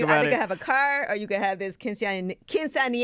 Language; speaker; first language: English; native; English